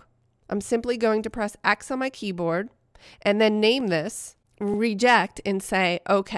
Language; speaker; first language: English; native; English